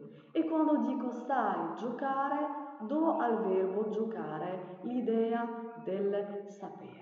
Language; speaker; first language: Italian; non-native, fluent; Arabic